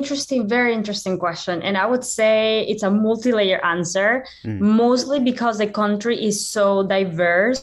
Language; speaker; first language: English; non-native, fluent; Spanish